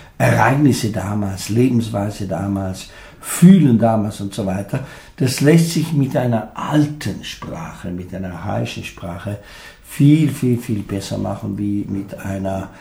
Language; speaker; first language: German; non-native, local second language; Ladin